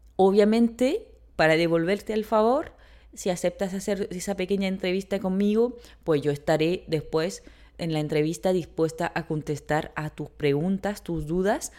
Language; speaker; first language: Spanish; non-native, fluent; French